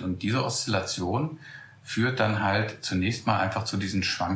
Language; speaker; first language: German; native; German